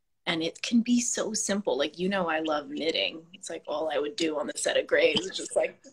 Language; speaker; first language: English; early bilingual, other home language; Spanish